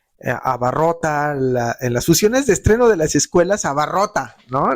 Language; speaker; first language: Spanish; native; Spanish